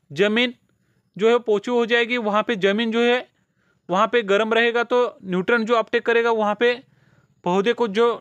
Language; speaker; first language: Hindi; non-native, local second language; Marathi